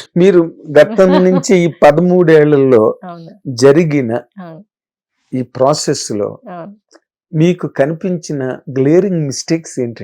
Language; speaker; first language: Telugu; native; Telugu